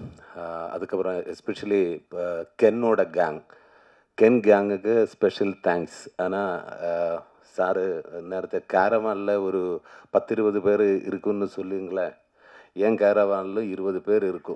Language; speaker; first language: Tamil; non-native, learner; Malayalam